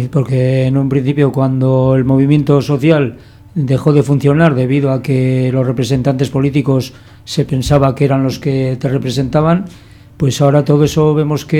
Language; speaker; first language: Spanish; native; Spanish